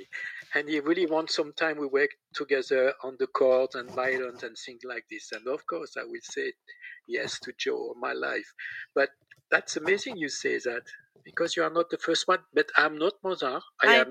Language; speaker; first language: English; non-native, learner; French